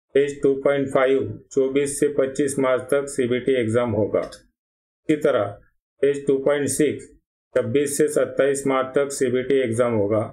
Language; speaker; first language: Hindi; non-native, local second language; Marathi